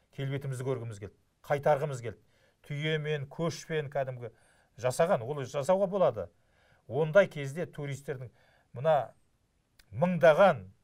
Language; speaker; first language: Kazakh; native; Kazakh